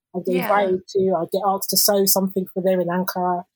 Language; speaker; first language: English; native; English